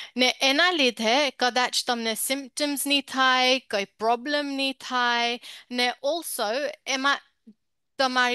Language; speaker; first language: Gujarati; early bilingual, heritage; Gujarati